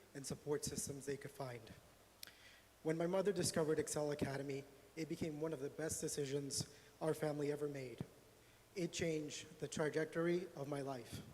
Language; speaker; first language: English; native; English